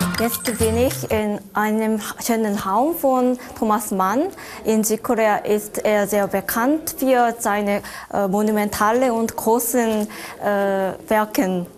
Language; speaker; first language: German; non-native, learner; Korean